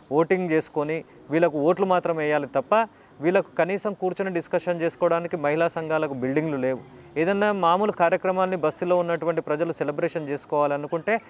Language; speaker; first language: Telugu; native; Telugu